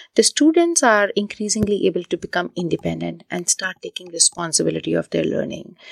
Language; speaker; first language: English; non-native, local second language; Hindi